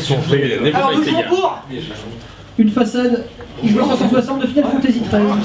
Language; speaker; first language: French; native; French